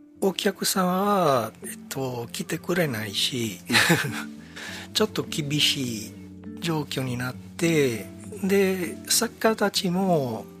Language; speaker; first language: Japanese; non-native, fluent; Italian